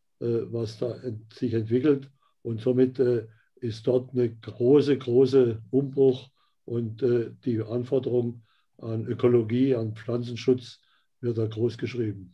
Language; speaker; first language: German; native; German